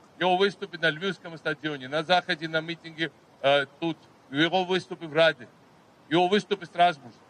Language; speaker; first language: Ukrainian; non-native, fluent; Georgian